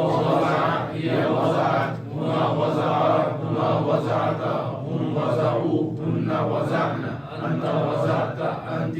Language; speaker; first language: Arabic; non-native, learner; Urdu